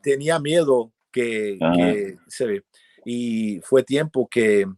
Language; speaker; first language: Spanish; early bilingual, heritage; English